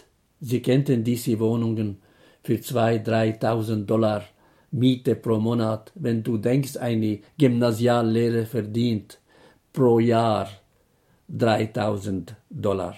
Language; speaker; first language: German; non-native, fluent; Arabic